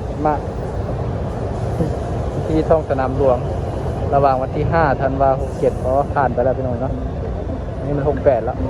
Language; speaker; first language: Thai; non-native, local second language; Lao